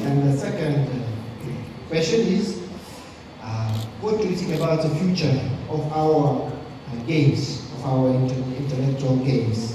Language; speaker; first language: English; non-native, learner; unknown